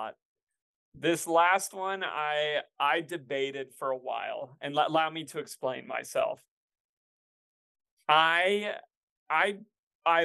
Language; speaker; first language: English; native; English